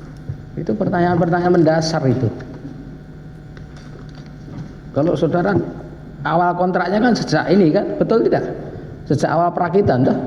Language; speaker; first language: Indonesian; native; Indonesian